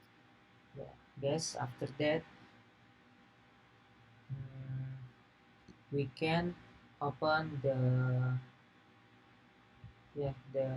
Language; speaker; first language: English; non-native, learner; Indonesian